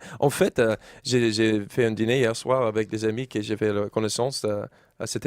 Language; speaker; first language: French; non-native, learner; English